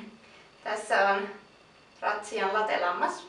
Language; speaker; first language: Finnish; native; Finnish